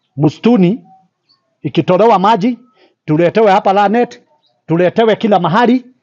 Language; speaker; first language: Swahili; non-native, local second language; Kikuyu